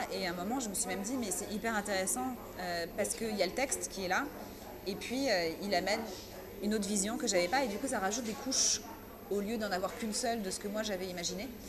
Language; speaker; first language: French; early bilingual, other home language; Persian